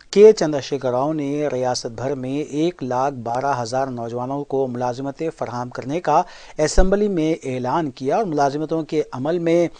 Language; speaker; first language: Urdu; native; Urdu